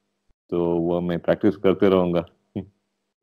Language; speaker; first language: Hindi; non-native, local second language; Telugu